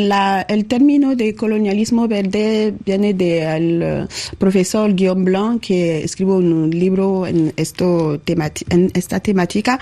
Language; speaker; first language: Spanish; non-native, learner; French